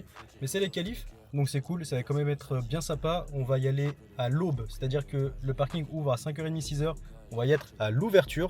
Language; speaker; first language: French; native; French